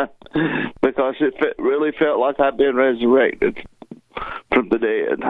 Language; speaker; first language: English; native; English